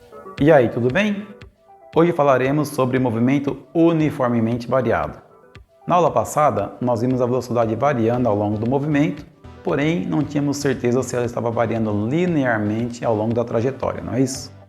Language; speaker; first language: Portuguese; native; Portuguese